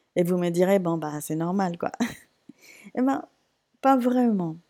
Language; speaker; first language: French; non-native, fluent; Spanish